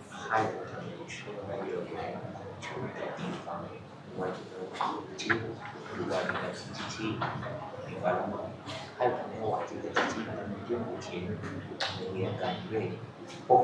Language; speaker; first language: Chinese; non-native, learner; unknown